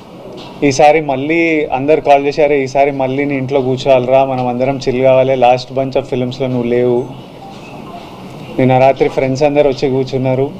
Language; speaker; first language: Telugu; native; Telugu